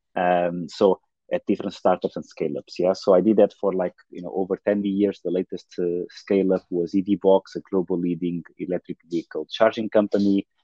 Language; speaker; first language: English; non-native, fluent; Portuguese